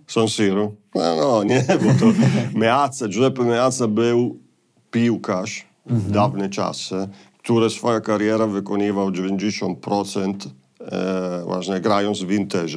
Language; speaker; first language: Polish; non-native, fluent; Italian